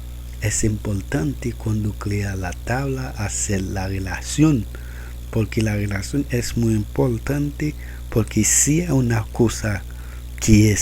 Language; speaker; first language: Spanish; non-native, learner; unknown